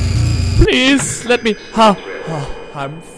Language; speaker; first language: English; non-native, fluent; German